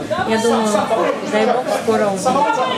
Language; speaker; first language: Russian; native; Russian